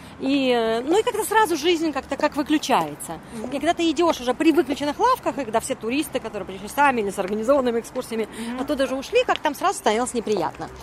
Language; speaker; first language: Russian; native; Russian